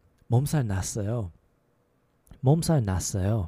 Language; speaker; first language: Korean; non-native, learner; English